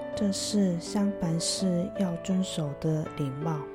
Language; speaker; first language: Chinese; non-native, fluent; Korean